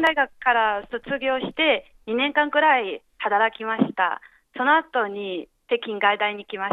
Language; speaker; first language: Japanese; non-native, fluent; Chinese